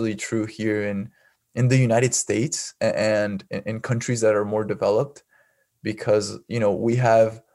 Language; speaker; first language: English; early bilingual, other home language; Spanish